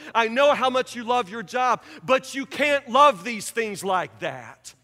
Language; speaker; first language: English; native; English